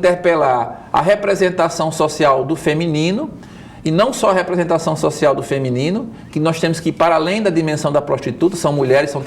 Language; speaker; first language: Portuguese; native; Portuguese